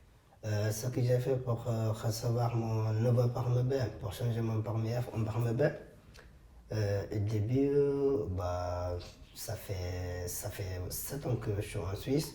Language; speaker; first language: French; non-native, fluent; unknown